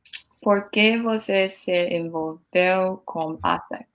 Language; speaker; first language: Portuguese; non-native, learner; English